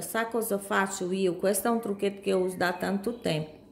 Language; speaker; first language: Italian; non-native, fluent; Portuguese